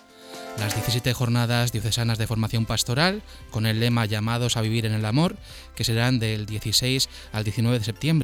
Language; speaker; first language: Spanish; native; Spanish